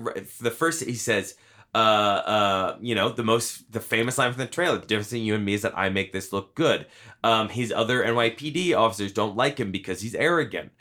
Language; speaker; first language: English; native; English